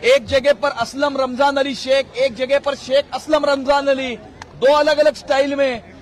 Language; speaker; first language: Hindi; non-native, local second language; Marathi